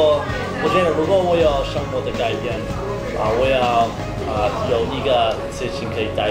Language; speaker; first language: Chinese; non-native, learner; English